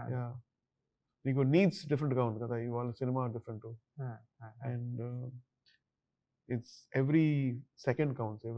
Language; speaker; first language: Telugu; non-native, learner; Tamil